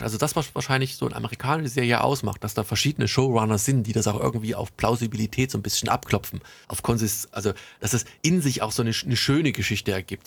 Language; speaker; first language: German; native; German